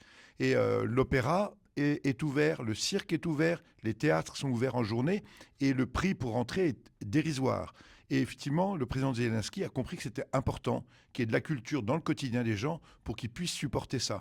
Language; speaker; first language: French; native; French